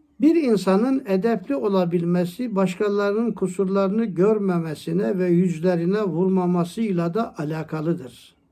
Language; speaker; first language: Turkish; native; Turkish